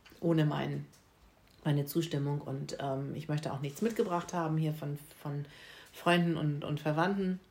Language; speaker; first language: German; native; German